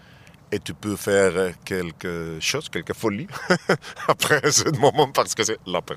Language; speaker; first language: French; non-native, fluent; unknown